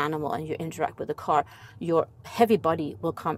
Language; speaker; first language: English; non-native, fluent; Swedish